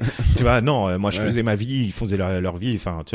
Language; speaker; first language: French; native; French